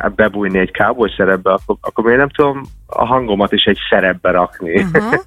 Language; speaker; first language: Hungarian; non-native, fluent; English